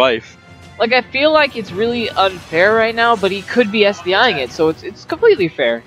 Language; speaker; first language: English; native; English